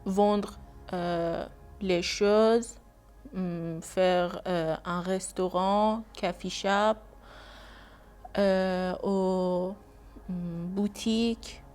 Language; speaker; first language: French; non-native, learner; Persian